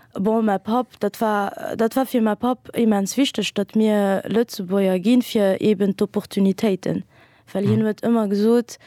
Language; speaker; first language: Luxembourgish; early bilingual, other home language; Kabuverdianu